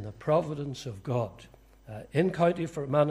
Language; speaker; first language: English; native; English